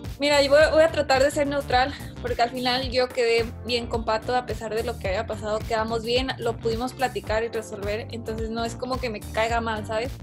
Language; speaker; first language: Spanish; native; Spanish